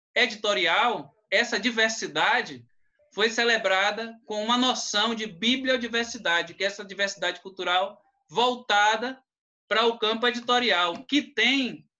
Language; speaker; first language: Portuguese; native; Portuguese